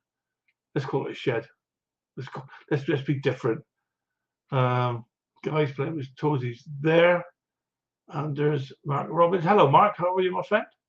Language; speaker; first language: English; native; English